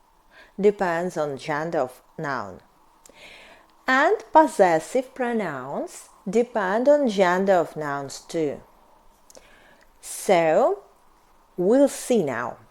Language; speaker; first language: English; non-native, fluent; Russian